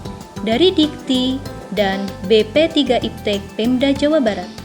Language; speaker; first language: Indonesian; native; Indonesian